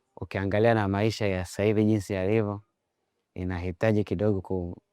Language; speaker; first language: Swahili; native; Swahili